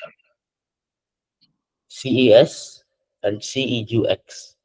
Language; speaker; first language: French; non-native, learner; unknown